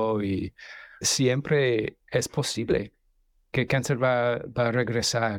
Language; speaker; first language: Spanish; non-native, fluent; English